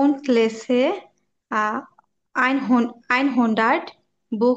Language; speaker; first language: German; non-native, learner; Bangla